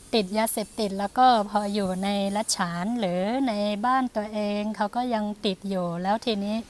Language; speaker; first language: Thai; non-native, fluent; Shan